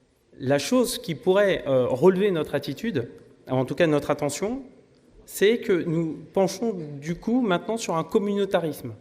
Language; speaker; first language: French; native; French